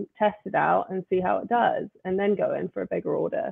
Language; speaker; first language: English; native; English